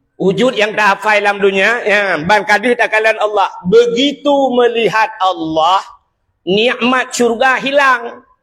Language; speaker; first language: Malay; non-native, local second language; Achinese